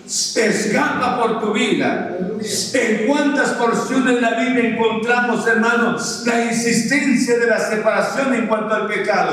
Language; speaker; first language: Spanish; native; Spanish